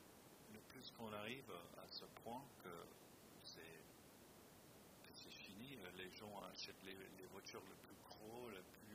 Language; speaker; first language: French; non-native, fluent; English